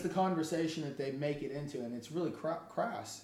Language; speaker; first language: English; native; English